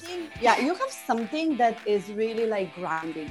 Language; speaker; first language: English; non-native, fluent; Slovenian